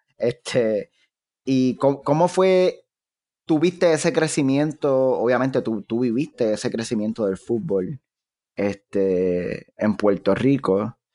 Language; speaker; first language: Spanish; native; Spanish